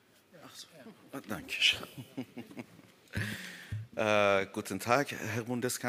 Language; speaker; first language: German; non-native, learner; Persian